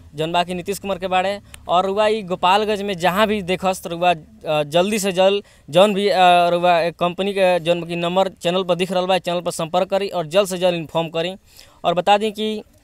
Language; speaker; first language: Hindi; native; Hindi